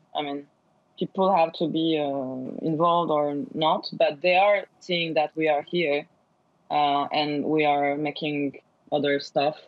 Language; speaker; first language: English; non-native, learner; Turkish